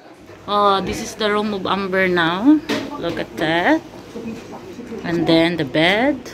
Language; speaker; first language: English; non-native, local second language; Filipino